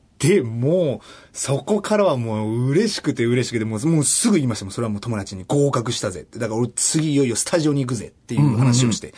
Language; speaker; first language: Japanese; early bilingual, other home language; German